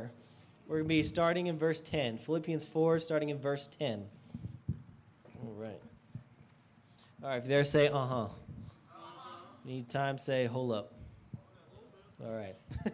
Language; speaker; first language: English; native; English